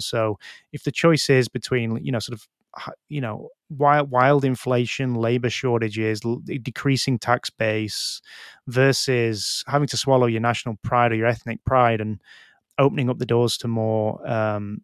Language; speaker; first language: English; native; English